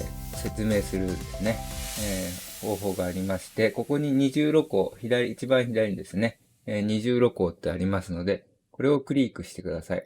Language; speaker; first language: Japanese; native; Japanese